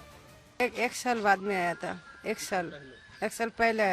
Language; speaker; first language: Hindi; non-native, learner; Bangla